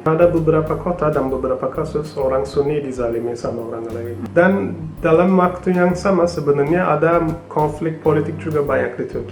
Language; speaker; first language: Indonesian; non-native, fluent; Turkish